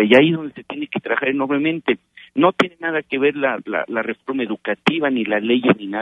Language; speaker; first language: Spanish; native; Spanish